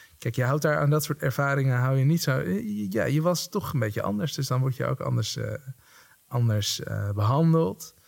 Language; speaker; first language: Dutch; native; Dutch